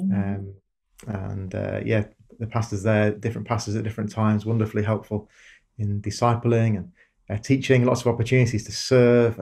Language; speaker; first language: English; native; English